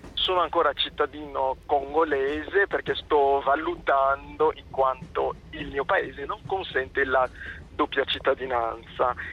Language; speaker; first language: Italian; non-native, fluent; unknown